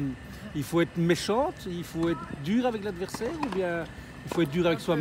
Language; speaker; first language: French; native; French